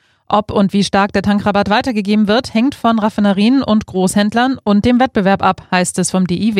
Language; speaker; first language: German; native; German